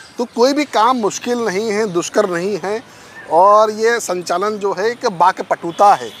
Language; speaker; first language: Hindi; native; Hindi